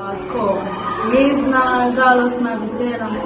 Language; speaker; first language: Slovenian; early bilingual, other home language; Lingala